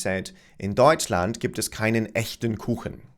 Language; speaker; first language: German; non-native, fluent; English